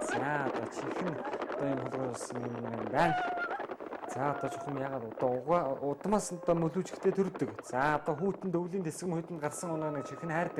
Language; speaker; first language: Mongolian; native; Mongolian